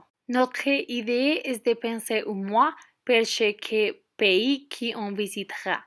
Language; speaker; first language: French; non-native, learner; Spanish